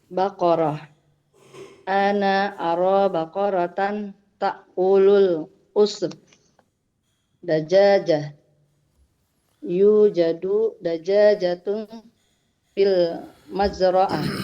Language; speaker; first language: Arabic; non-native, learner; Indonesian